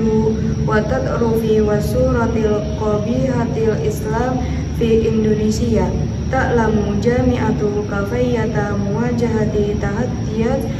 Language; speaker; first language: Arabic; non-native, learner; Indonesian